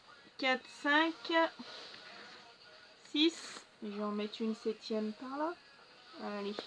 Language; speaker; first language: French; native; French